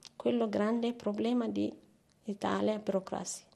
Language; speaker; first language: Italian; non-native, learner; Amharic